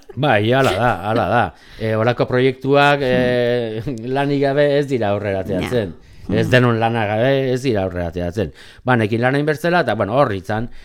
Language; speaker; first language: Basque; non-native, local second language; Spanish